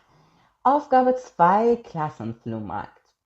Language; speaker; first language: German; non-native, fluent; Persian